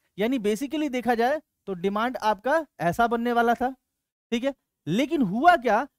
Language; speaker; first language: Hindi; native; Hindi